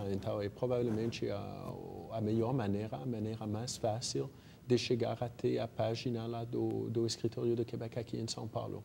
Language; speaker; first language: Portuguese; non-native, fluent; French